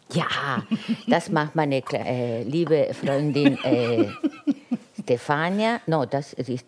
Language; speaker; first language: German; non-native, fluent; Italian